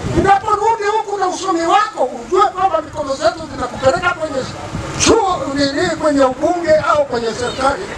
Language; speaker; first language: Swahili; non-native, local second language; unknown